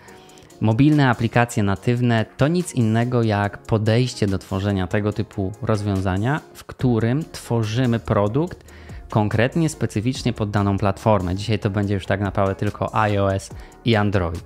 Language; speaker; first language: Polish; native; Polish